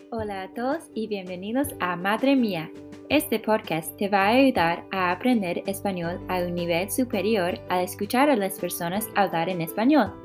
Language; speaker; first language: Spanish; early bilingual, heritage; English